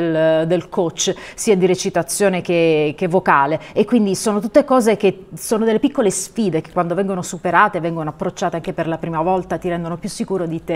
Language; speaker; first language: Italian; native; Italian